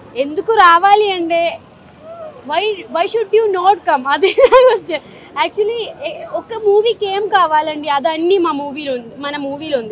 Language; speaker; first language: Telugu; non-native, learner; Malayalam